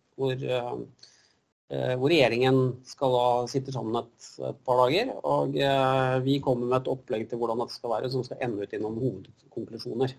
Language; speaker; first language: Norwegian; native; Norwegian